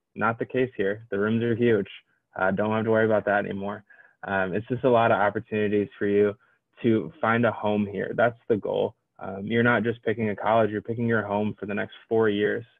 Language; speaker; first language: English; native; English